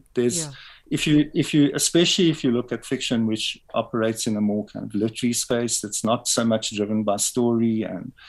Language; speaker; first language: English; native; English